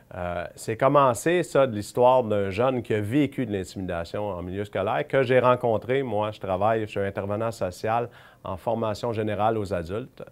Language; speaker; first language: French; native; French